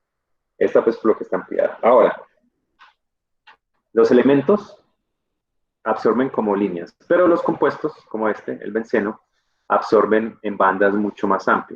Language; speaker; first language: Spanish; native; Spanish